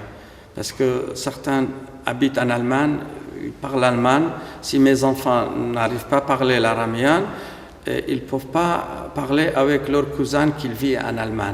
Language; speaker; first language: French; non-native, fluent; Aramaic